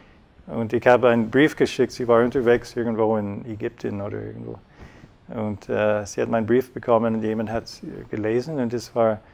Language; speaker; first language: German; non-native, fluent; English